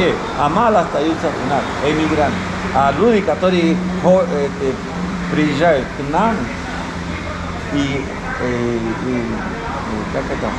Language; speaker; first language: Russian; non-native, learner; Spanish